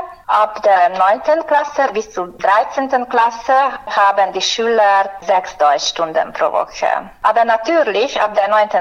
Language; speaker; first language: German; non-native, fluent; Hungarian